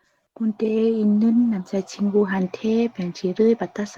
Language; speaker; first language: Korean; non-native, learner; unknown